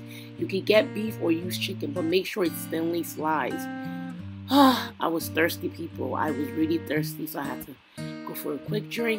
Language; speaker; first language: English; non-native, local second language; Yoruba